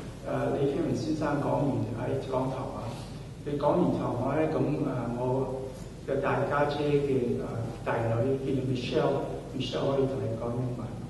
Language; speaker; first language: Cantonese; early bilingual, heritage; Cantonese